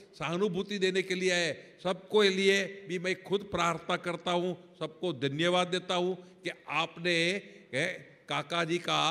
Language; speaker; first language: Hindi; non-native, local second language; Gujarati